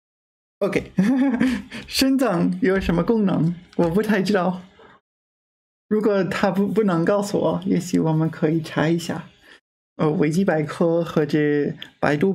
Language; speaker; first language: Chinese; non-native, learner; English